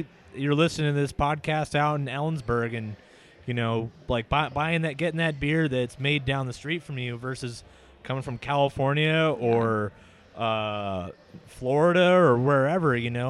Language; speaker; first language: English; native; English